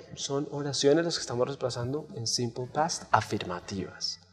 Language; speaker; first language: Spanish; native; Spanish